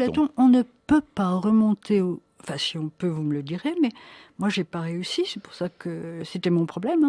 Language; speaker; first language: French; native; French